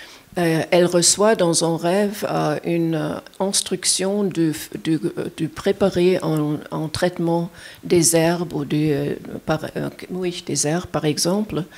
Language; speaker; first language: French; non-native, fluent; German